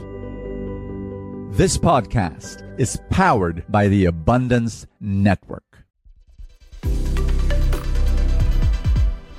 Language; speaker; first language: English; non-native, local second language; Filipino